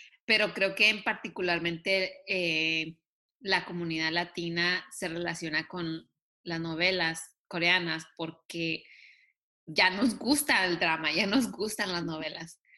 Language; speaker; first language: Spanish; early bilingual, heritage; Spanish